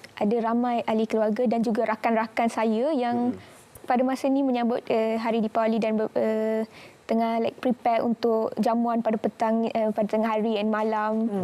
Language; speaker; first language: Malay; non-native, local second language; English